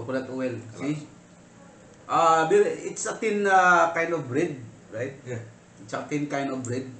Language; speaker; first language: English; non-native, learner; Filipino